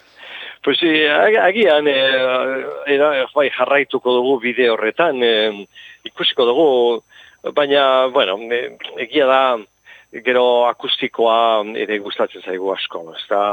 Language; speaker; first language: Basque; non-native, local second language; Spanish